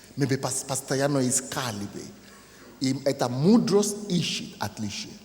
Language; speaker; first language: Russian; non-native, fluent; Yoruba